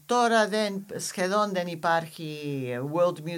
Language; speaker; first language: Greek; non-native, fluent; English